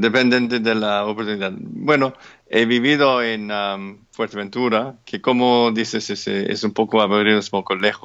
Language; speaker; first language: Spanish; non-native, fluent; English